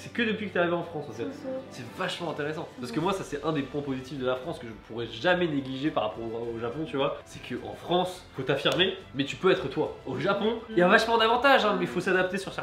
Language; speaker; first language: French; native; French